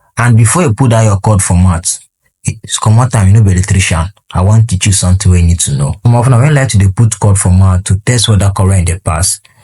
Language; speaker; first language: Nigerian Pidgin; non-native, local second language; Igbo